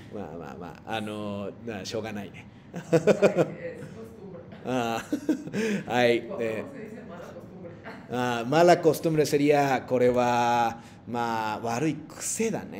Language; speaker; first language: Japanese; non-native, fluent; Spanish